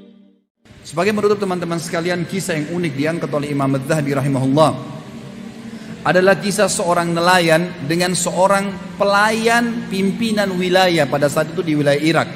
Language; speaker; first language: Indonesian; native; Indonesian